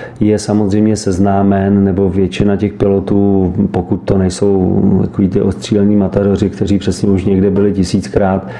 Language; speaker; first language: Czech; native; Czech